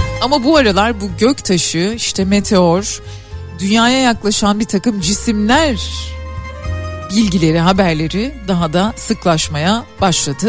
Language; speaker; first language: Turkish; native; Turkish